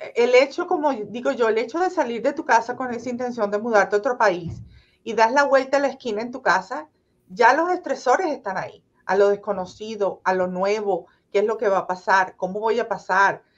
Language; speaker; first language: Spanish; native; Spanish